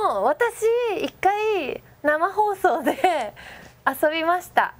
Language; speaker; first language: Japanese; non-native, learner; Chinese